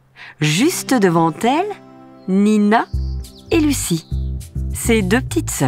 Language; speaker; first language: French; native; French